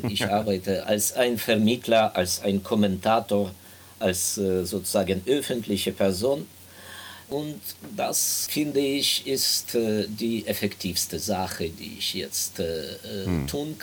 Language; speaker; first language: German; non-native, fluent; Ukrainian